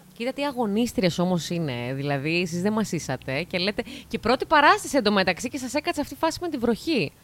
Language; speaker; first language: Greek; native; Greek